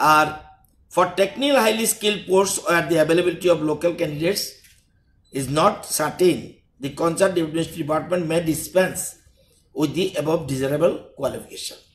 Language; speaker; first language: English; non-native, local second language; Bangla